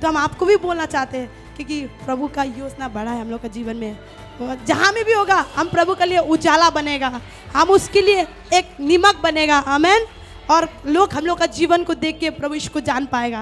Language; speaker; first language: Hindi; non-native, local second language; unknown